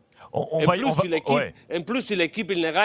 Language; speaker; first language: French; non-native, fluent; Spanish